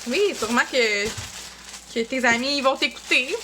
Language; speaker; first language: French; native; French